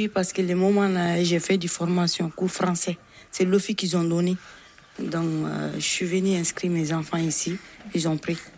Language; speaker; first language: French; non-native, learner; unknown